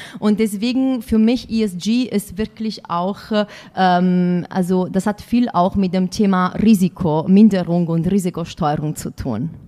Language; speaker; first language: German; non-native, fluent; Italian